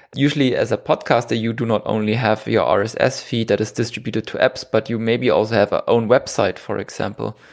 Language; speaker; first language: English; non-native, fluent; German